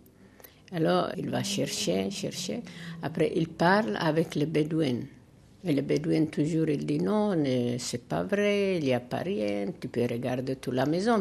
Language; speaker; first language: French; non-native, learner; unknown